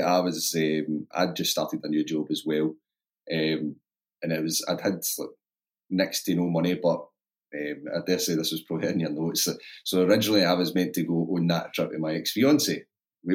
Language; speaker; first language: English; native; English